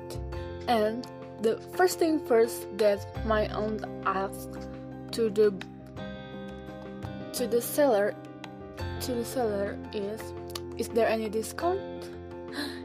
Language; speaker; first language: English; non-native, learner; Indonesian